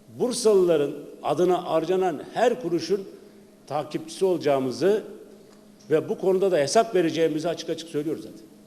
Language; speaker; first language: Turkish; native; Turkish